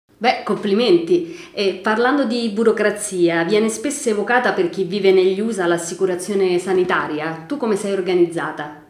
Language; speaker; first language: Italian; native; Italian